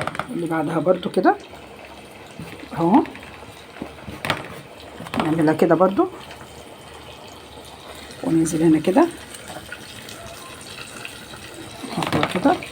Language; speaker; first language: Arabic; native; Arabic